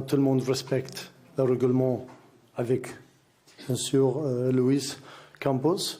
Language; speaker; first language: French; non-native, learner; Arabic